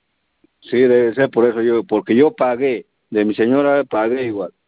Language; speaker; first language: Spanish; non-native, learner; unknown